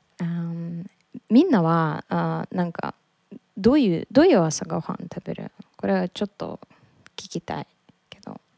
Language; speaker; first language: Japanese; non-native, learner; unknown